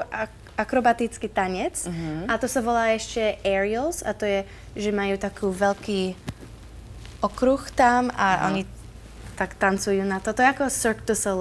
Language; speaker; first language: Slovak; early bilingual, heritage; Slovak